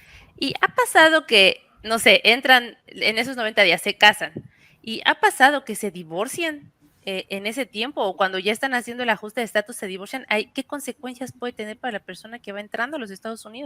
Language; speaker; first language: Spanish; native; Spanish